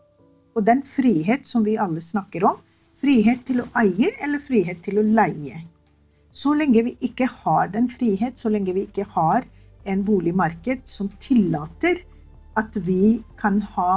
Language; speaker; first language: Norwegian; non-native, fluent; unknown